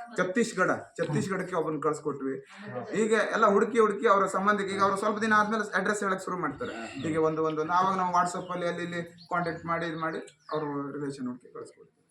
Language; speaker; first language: Kannada; native; Kannada